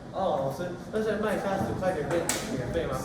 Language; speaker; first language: Chinese; native; Chinese